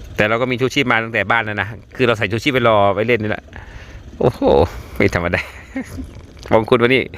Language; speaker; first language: Thai; native; Thai